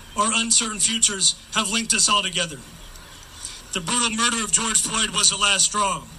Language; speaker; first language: English; native; English